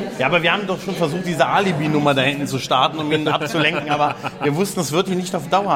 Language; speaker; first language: German; native; German